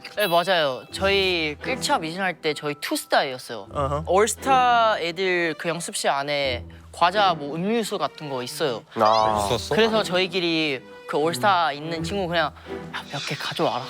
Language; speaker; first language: Korean; non-native, learner; Chinese